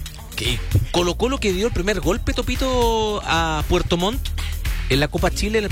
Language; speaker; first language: Spanish; native; Spanish